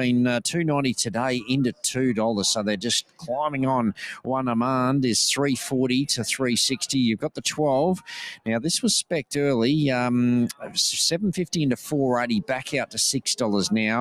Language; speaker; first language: English; native; English